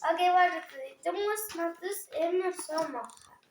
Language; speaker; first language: German; early bilingual, other home language; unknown